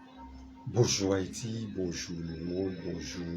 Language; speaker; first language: French; non-native, learner; Haitian Creole